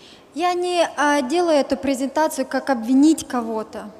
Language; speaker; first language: Russian; non-native, fluent; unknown